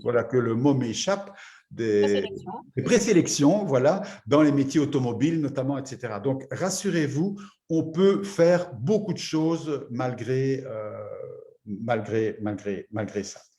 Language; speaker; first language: French; native; French